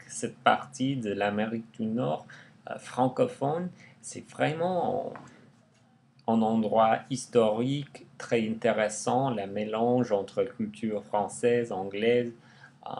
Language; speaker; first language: French; non-native, learner; English